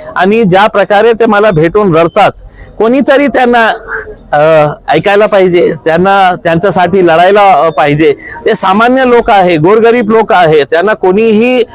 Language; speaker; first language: Marathi; non-native, local second language; Urdu